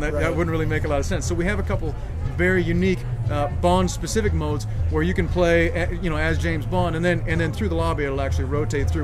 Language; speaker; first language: English; native; English